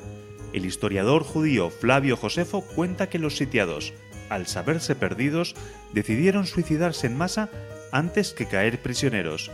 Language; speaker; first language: Spanish; native; Spanish